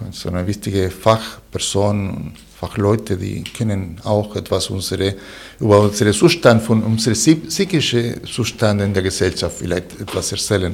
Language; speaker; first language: German; non-native, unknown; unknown